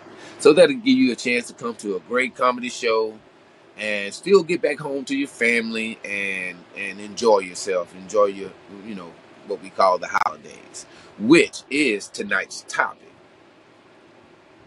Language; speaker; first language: English; native; English